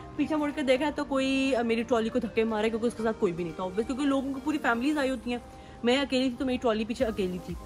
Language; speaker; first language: Urdu; native; Urdu